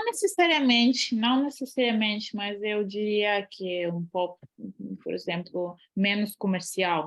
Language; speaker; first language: Portuguese; non-native, fluent; Ukrainian